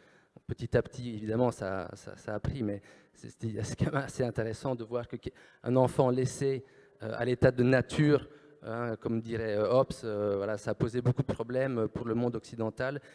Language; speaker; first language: French; native; French